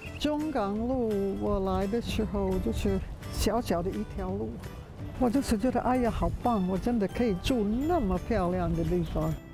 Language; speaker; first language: Chinese; non-native, fluent; English